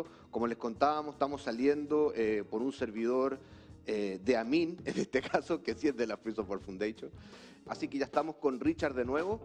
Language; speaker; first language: Spanish; native; Spanish